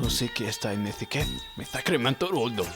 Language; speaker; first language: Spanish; non-native, learner; French